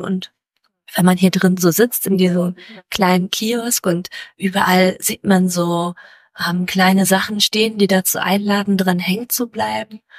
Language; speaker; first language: German; native; German